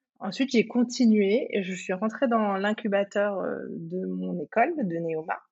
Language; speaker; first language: French; native; French